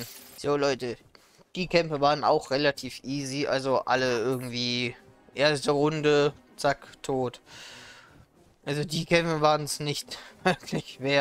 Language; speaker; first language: German; native; German